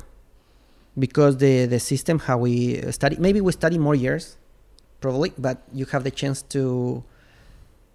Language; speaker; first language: English; non-native, fluent; Spanish